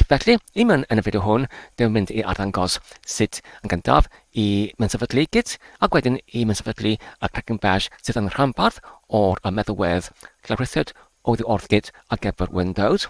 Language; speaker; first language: Welsh; non-native, learner; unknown